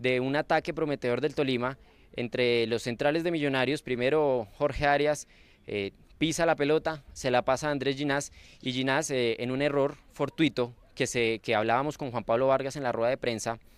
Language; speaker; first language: Spanish; native; Spanish